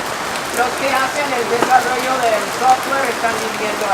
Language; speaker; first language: Spanish; non-native, fluent; English